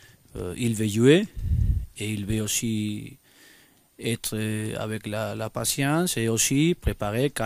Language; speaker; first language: French; non-native, fluent; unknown